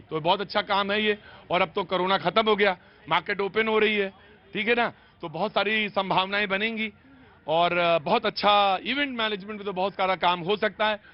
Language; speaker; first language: Hindi; native; Hindi